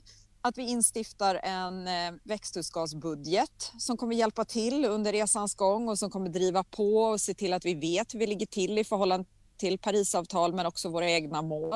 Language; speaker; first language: Swedish; native; Swedish